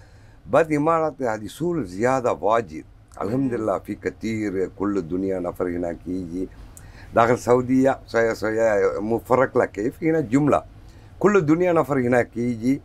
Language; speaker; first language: Arabic; non-native, learner; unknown